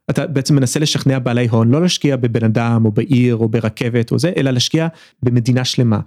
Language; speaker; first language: Hebrew; early bilingual, other home language; English